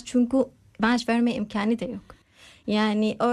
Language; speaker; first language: Turkish; non-native, learner; Arabic